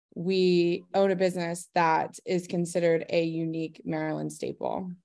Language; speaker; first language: English; native; English